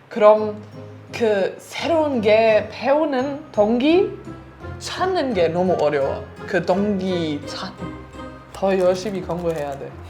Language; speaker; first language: Korean; non-native, learner; German